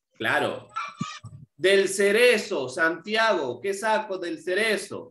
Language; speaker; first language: Spanish; native; Spanish